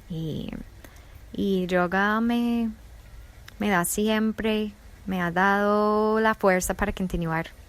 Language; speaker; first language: Spanish; non-native, fluent; English